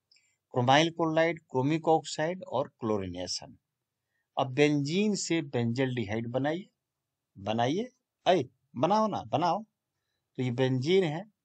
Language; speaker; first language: Hindi; native; Hindi